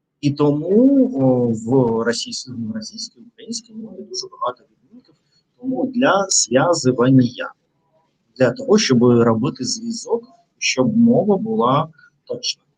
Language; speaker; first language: Ukrainian; non-native, learner; Russian